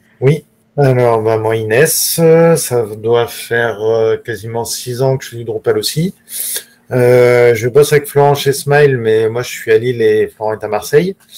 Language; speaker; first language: French; native; French